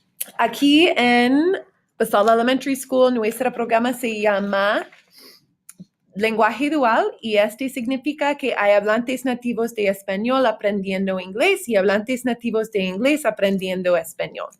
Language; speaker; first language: Spanish; non-native, fluent; English